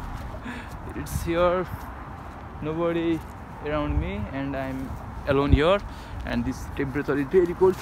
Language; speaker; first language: English; non-native, learner; Nepali